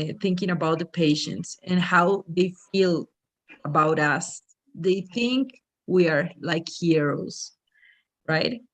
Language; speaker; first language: English; non-native, fluent; Spanish